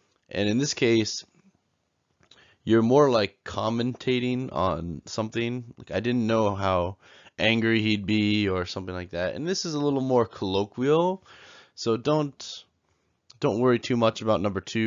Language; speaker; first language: English; native; English